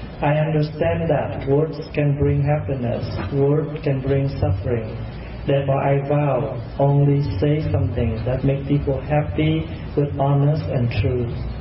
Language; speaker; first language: English; non-native, fluent; Vietnamese